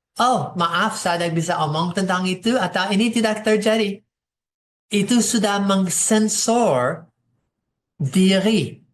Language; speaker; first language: Indonesian; non-native, fluent; English